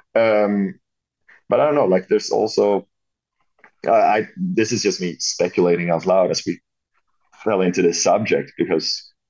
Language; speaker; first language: English; non-native, fluent; Swedish